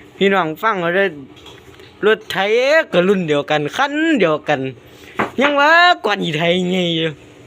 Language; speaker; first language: Thai; native; Thai